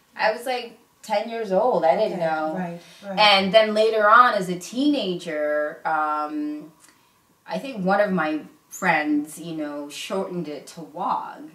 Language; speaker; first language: English; early bilingual, other home language; Igbo